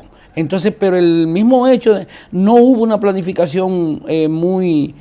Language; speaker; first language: Spanish; native; Spanish